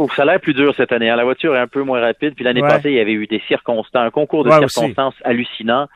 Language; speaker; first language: French; native; French